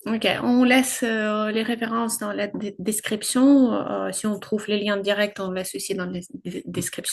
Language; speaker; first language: French; non-native, fluent; Ukrainian